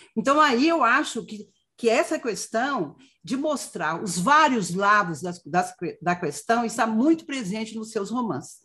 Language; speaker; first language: Portuguese; native; Portuguese